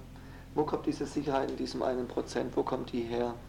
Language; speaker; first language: German; native; German